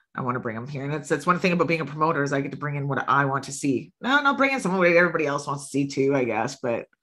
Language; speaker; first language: English; native; English